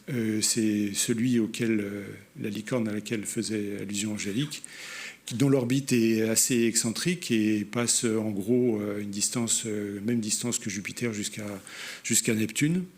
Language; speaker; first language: French; native; French